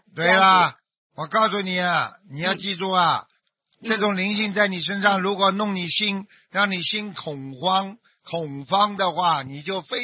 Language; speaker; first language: Chinese; native; Chinese